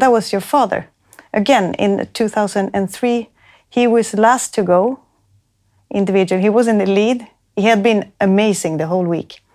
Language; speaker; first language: English; non-native, fluent; Swedish